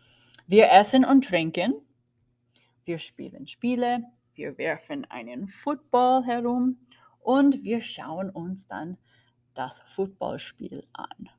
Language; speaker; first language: German; non-native, fluent; English